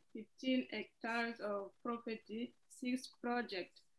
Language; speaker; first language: English; non-native, fluent; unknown